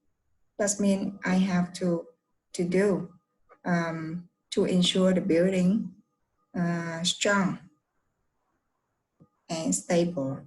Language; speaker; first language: English; non-native, learner; Vietnamese